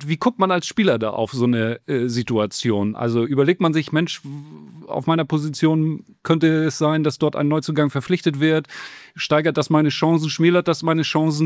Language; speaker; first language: German; native; German